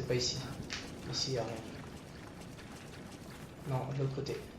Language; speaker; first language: French; native; French